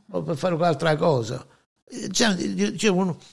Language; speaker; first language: Italian; native; Italian